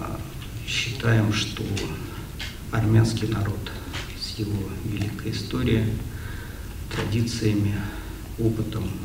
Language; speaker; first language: Russian; native; Russian